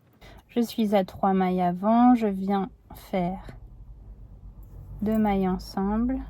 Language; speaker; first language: French; native; French